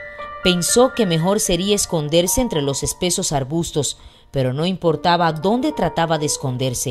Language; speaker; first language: Spanish; native; Spanish